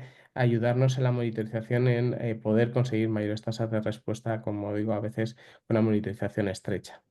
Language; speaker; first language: Spanish; native; Spanish